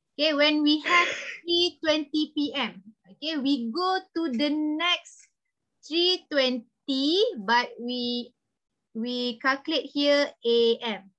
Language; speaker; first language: English; non-native, local second language; Malay